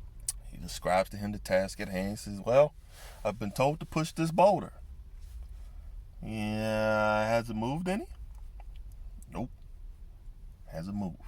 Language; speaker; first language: English; native; English